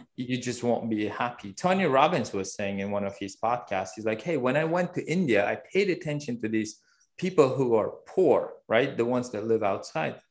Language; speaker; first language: English; non-native, fluent; Uzbek